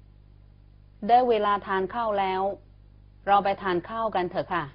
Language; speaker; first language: Thai; non-native, fluent; Chinese